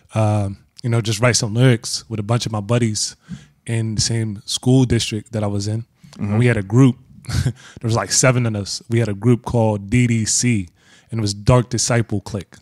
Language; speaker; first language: English; native; English